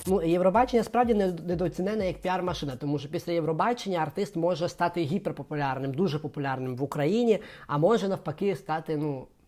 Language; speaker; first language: Ukrainian; non-native, local second language; Russian